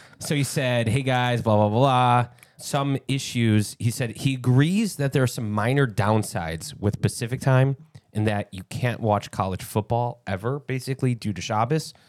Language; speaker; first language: English; native; English